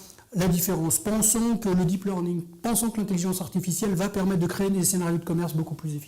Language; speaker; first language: French; native; French